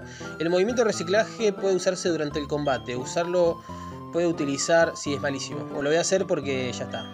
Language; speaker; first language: Spanish; native; Spanish